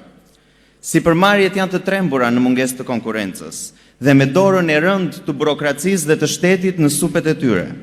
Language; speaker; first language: Albanian; native; Albanian